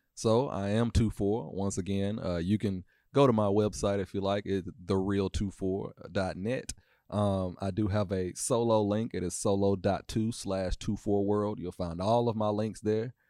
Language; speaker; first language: English; native; English